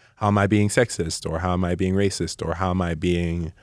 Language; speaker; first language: English; non-native, local second language; Nyanja